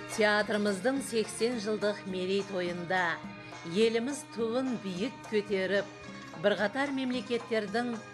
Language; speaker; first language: Kazakh; non-native, local second language; Uyghur